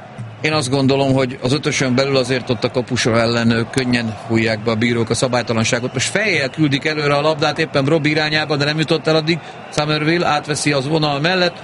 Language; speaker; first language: Hungarian; native; Hungarian